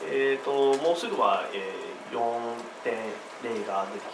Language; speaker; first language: Japanese; non-native, learner; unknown